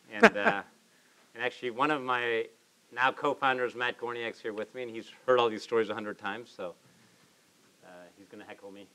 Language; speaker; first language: English; native; English